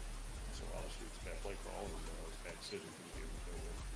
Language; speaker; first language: English; native; English